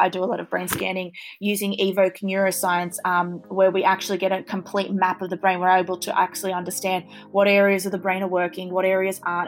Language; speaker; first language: English; native; English